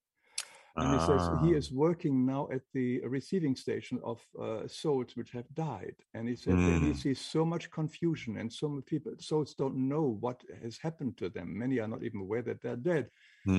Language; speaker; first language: English; non-native, fluent; German